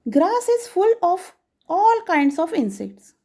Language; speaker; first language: English; non-native, local second language; Marathi